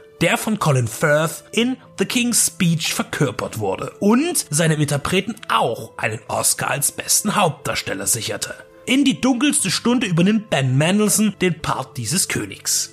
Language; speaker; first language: German; native; German